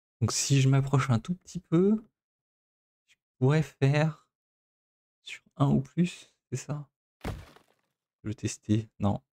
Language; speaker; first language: French; native; French